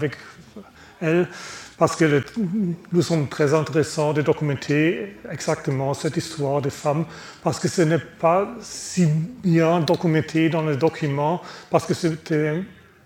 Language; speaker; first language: French; non-native, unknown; German